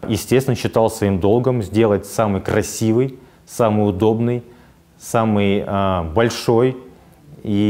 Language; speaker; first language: Russian; native; Russian